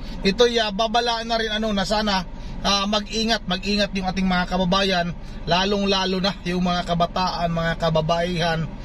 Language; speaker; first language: Filipino; non-native, local second language; Cebuano